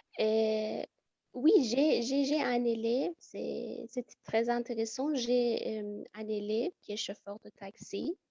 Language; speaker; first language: French; non-native, fluent; Persian